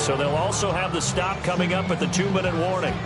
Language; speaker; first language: English; native; English